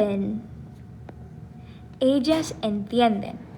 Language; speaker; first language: Spanish; non-native, fluent; English